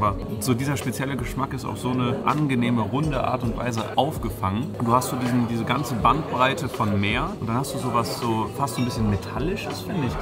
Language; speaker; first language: German; native; German